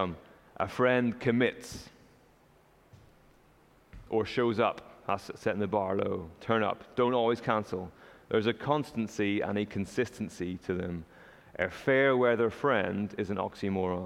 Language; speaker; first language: English; native; English